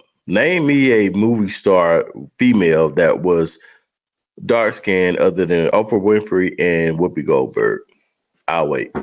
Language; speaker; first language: English; native; English